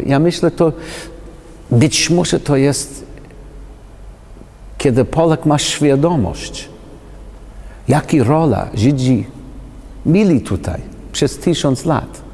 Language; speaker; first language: Polish; non-native, learner; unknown